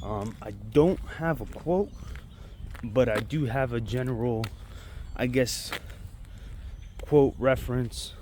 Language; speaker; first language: English; native; English